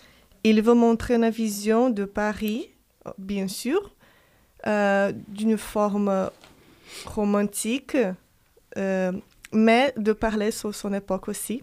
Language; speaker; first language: French; non-native, fluent; Portuguese